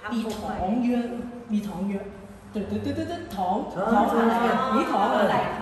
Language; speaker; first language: Thai; non-native, learner; Cantonese